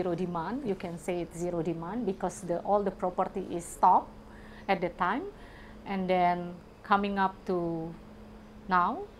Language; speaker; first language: English; non-native, fluent; Indonesian